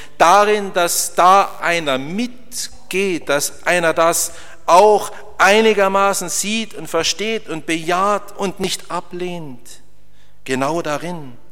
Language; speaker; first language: German; native; German